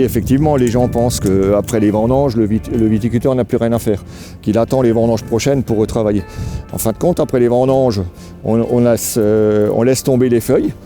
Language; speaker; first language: French; native; French